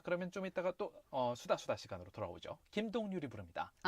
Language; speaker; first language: Korean; native; Korean